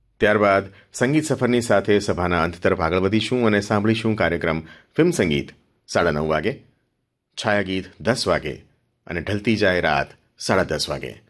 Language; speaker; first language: Gujarati; native; Gujarati